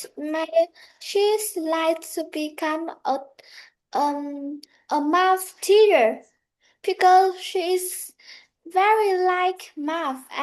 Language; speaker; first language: English; non-native, learner; Vietnamese